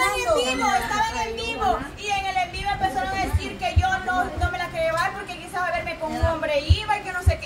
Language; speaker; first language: Spanish; native; Spanish